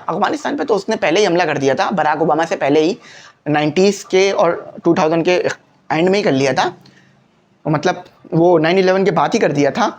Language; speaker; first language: Urdu; native; Urdu